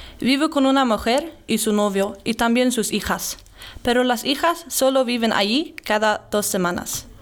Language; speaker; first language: Spanish; non-native, learner; Swedish